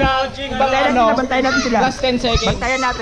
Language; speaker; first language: Filipino; native; Filipino